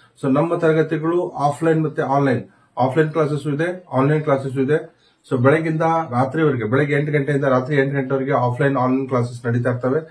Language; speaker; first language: Kannada; non-native, local second language; Urdu